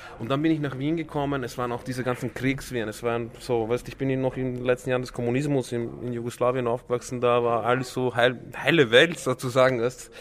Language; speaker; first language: German; early bilingual, other home language; Croatian